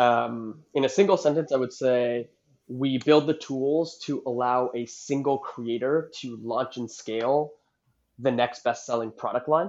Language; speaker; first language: English; native; English